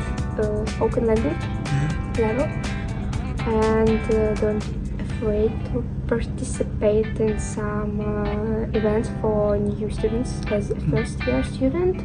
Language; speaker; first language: English; non-native, learner; Russian